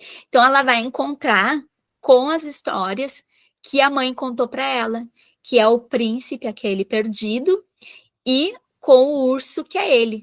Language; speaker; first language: Portuguese; native; Portuguese